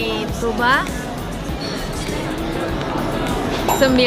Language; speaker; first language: Indonesian; non-native, learner; Turkish